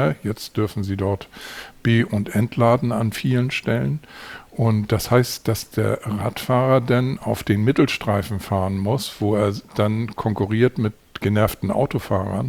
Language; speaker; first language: German; native; German